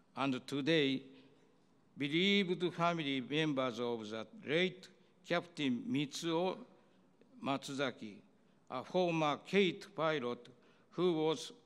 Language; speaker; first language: English; non-native, learner; Japanese